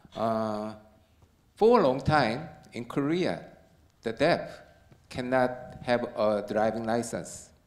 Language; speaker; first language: English; non-native, learner; Korean